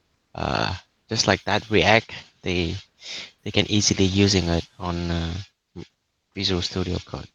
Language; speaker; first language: English; non-native, learner; Vietnamese